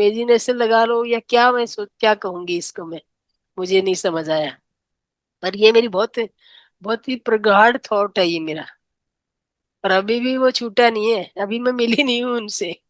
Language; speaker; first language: Hindi; native; Hindi